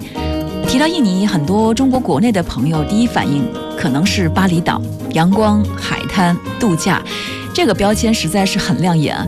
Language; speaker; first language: Chinese; native; Chinese